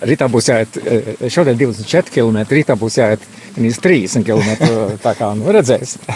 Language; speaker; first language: Latvian; early bilingual, heritage; Latvian